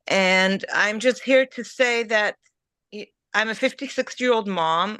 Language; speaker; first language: English; early bilingual, other home language; Ukrainian